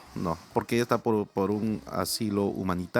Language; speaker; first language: Spanish; native; Spanish